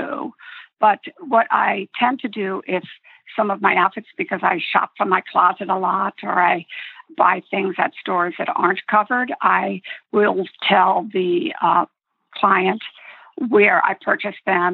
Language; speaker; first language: English; native; English